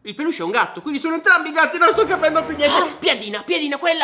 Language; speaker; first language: Italian; native; Italian